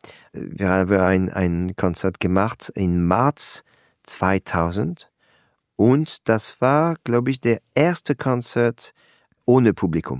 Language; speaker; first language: German; non-native, learner; French